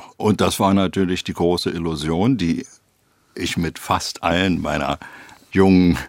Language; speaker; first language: German; native; German